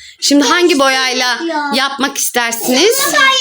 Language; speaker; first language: Turkish; native; Turkish